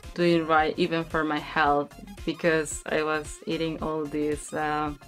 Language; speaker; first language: English; non-native, learner; Spanish